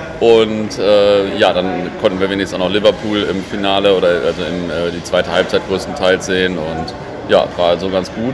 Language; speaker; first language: German; native; German